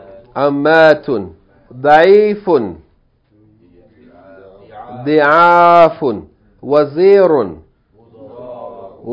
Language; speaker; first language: Arabic; non-native, fluent; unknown